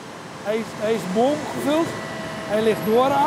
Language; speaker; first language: German; non-native, learner; Dutch